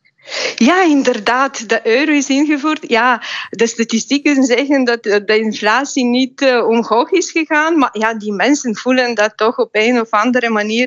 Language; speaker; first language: Dutch; non-native, fluent; Bulgarian